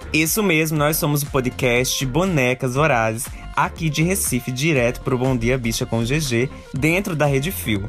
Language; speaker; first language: Portuguese; native; Portuguese